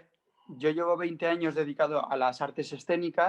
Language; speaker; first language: Spanish; native; Spanish